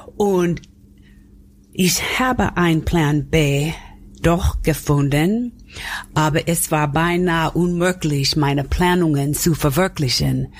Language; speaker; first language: German; non-native, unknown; English